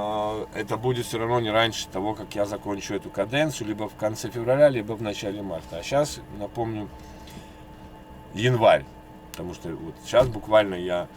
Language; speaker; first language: Russian; native; Russian